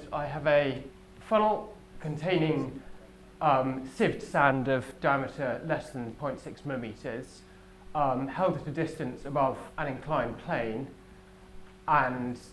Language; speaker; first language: English; native; English